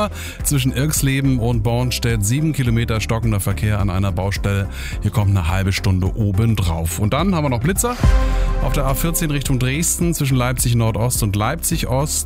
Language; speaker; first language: German; native; German